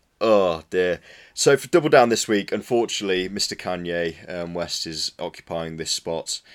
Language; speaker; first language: English; native; English